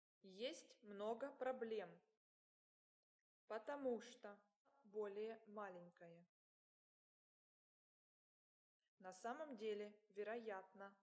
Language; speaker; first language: Russian; non-native, learner; English